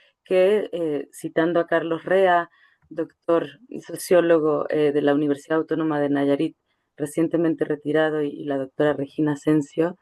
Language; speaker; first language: Spanish; native; Spanish